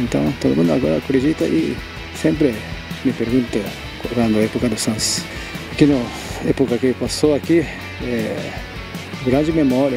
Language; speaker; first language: Portuguese; non-native, learner; Japanese